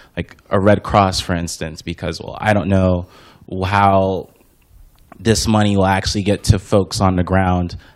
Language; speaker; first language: English; native; English